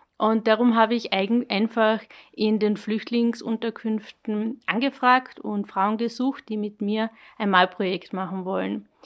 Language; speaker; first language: German; native; German